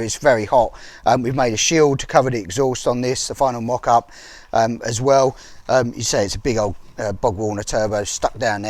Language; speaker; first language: English; native; English